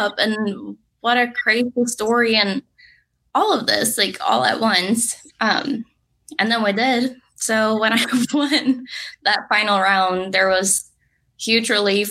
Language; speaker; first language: English; non-native, fluent; Norwegian